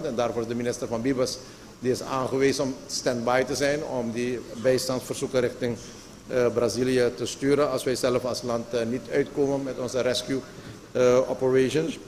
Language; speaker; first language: Dutch; native; Dutch